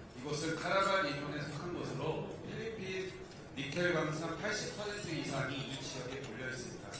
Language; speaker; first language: Korean; native; Korean